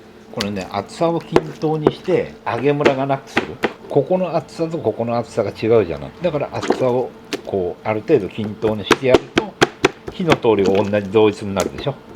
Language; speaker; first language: Japanese; native; Japanese